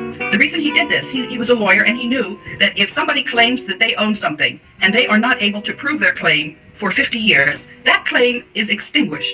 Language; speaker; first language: English; native; English